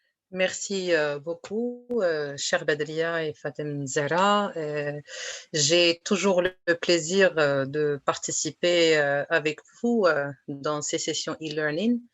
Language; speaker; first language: French; non-native, local second language; Arabic